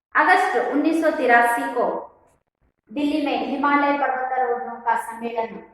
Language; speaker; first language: Hindi; non-native, local second language; Kannada